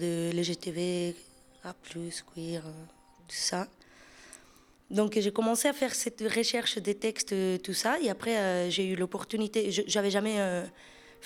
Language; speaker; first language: French; non-native, fluent; Spanish